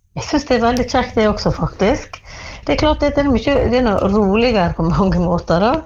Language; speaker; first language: Norwegian; native; Norwegian